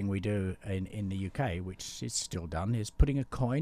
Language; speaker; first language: English; native; English